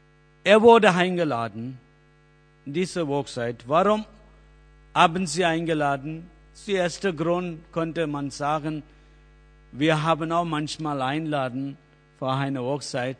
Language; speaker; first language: German; non-native, learner; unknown